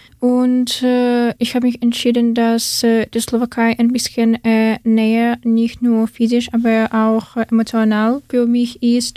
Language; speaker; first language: German; non-native, fluent; Ukrainian